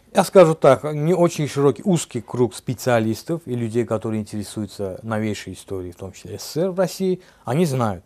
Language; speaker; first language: Russian; non-native, local second language; Azerbaijani